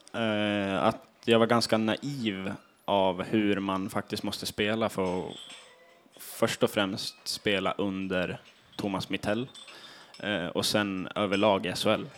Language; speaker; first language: Swedish; native; Swedish